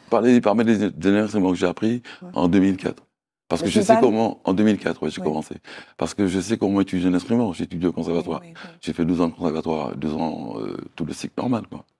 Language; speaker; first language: French; native; French